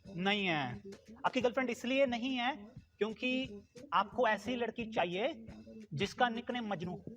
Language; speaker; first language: Hindi; native; Hindi